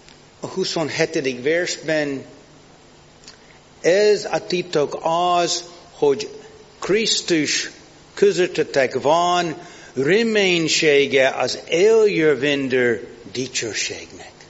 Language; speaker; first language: Hungarian; non-native, fluent; English